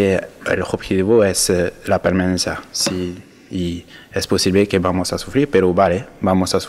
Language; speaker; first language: Spanish; non-native, learner; French